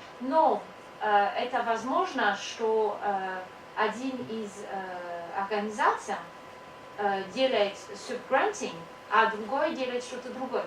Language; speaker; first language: Russian; non-native, learner; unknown